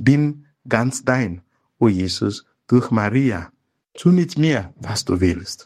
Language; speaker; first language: German; non-native, fluent; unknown